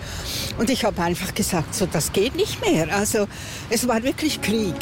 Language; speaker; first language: German; native; German